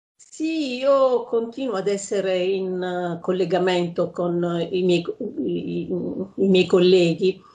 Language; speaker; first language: Italian; native; Italian